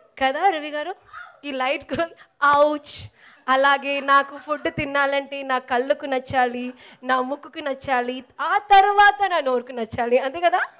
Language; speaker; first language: Telugu; non-native, learner; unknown